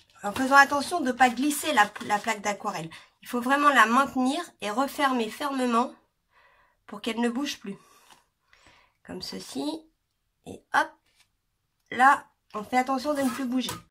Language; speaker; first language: French; native; French